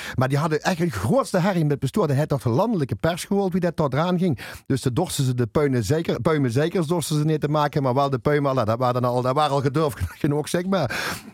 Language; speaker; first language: Dutch; native; Dutch